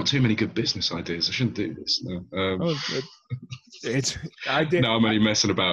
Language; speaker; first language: English; native; English